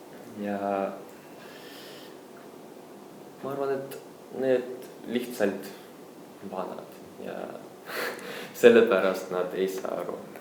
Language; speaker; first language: Estonian; non-native, local second language; Russian